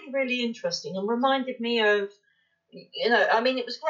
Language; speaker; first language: English; native; English